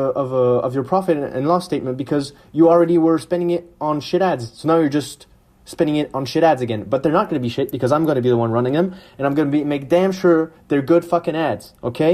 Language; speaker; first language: English; non-native, fluent; French